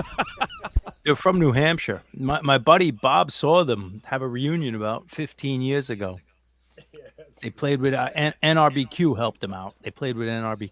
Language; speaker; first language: English; native; English